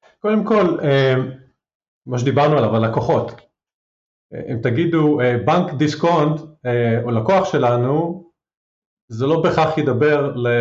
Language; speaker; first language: Hebrew; native; Hebrew